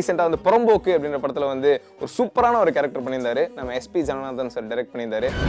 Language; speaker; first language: Tamil; native; Tamil